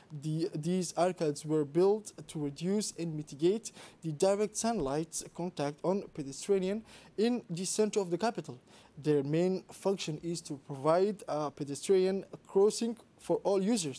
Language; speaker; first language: English; non-native, fluent; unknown